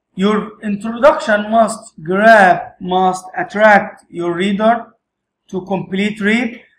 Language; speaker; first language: English; non-native, fluent; Arabic